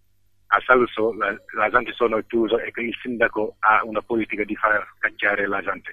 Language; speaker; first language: Italian; non-native, fluent; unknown